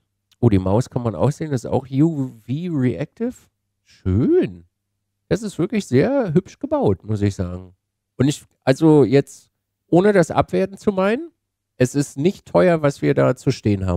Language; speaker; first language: German; native; German